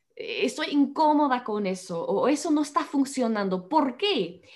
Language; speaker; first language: Spanish; non-native, fluent; English